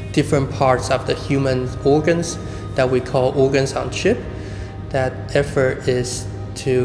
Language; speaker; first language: English; non-native, fluent; Chinese